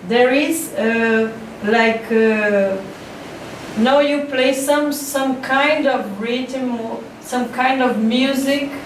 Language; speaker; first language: English; non-native, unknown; Portuguese